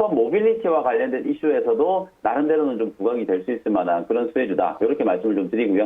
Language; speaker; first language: Korean; native; Korean